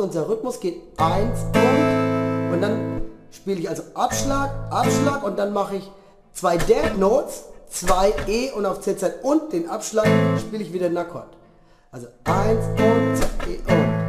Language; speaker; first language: German; native; German